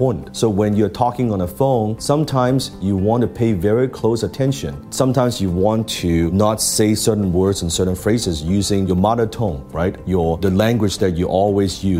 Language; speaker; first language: English; non-native, local second language; Cantonese